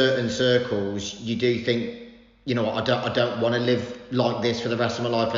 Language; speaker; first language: English; native; English